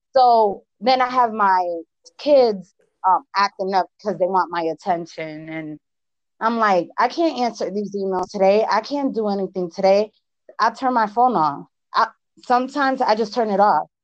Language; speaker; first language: English; early bilingual, other home language; Spanish